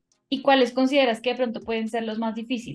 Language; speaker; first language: Spanish; native; Spanish